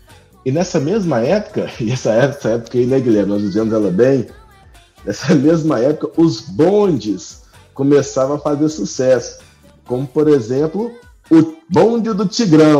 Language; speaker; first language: Portuguese; native; Portuguese